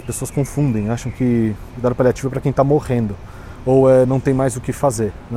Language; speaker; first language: Portuguese; native; Portuguese